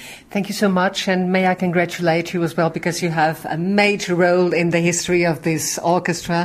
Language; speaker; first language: English; non-native, fluent; Portuguese